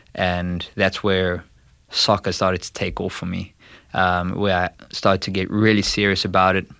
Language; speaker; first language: English; native; English